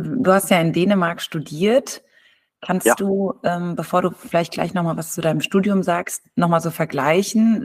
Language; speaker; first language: German; native; German